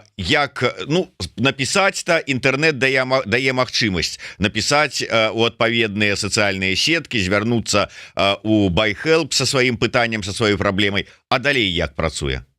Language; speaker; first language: Belarusian; native; Belarusian